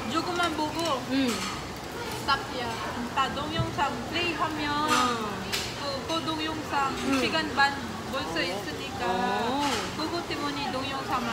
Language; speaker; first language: Korean; non-native, learner; Filipino